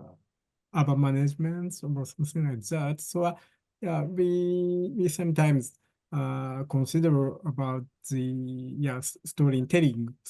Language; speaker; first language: English; non-native, fluent; Japanese